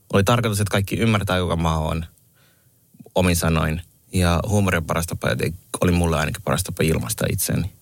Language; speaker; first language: Finnish; early bilingual, other home language; Somali